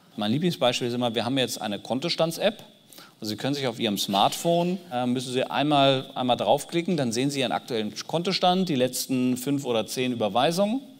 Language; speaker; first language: German; native; German